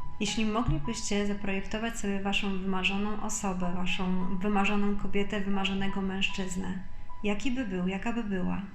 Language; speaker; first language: Polish; native; Polish